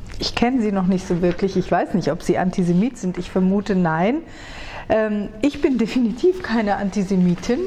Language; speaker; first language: German; early bilingual, other home language; Hebrew